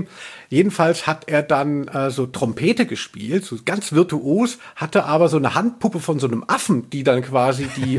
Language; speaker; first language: German; native; German